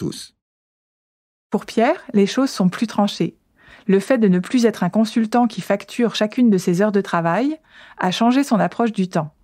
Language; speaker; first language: French; native; French